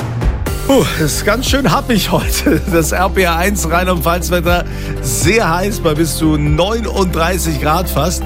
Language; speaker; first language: German; native; German